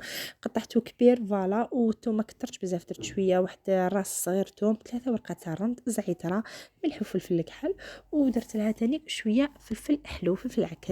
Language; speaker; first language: Arabic; native; Arabic